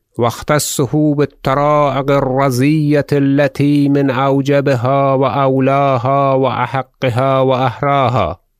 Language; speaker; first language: Arabic; non-native, fluent; Persian